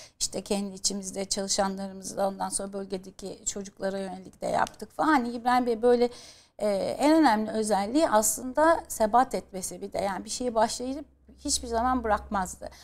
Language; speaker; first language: Turkish; native; Turkish